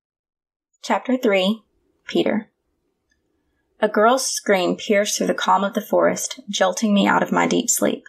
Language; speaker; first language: English; native; English